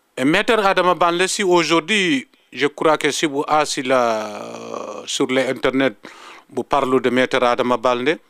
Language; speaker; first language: French; non-native, local second language; Fula